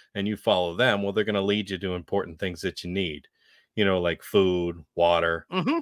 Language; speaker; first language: English; native; English